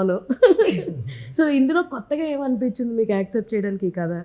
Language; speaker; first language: Telugu; native; Telugu